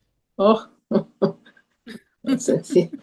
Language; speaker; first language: Spanish; early bilingual, heritage; Spanish